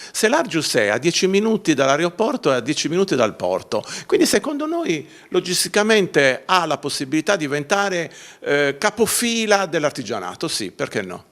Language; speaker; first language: Italian; native; Italian